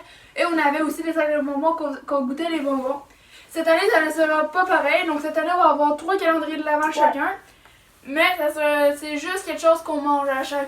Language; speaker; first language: French; native; French